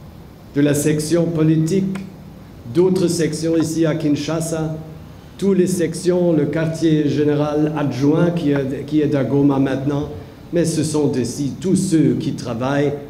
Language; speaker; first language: French; non-native, fluent; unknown